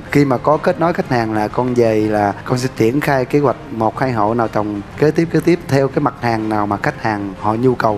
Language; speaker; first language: Vietnamese; native; Vietnamese